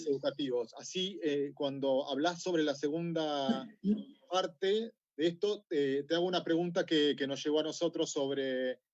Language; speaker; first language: Spanish; native; Spanish